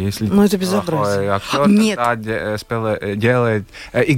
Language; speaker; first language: Russian; non-native, local second language; Latvian